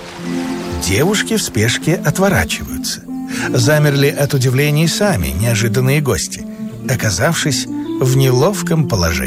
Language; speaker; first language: Russian; native; Russian